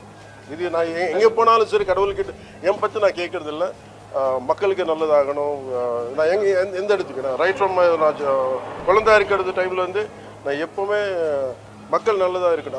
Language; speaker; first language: Tamil; non-native, learner; Telugu